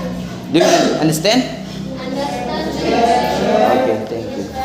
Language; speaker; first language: English; non-native, learner; Indonesian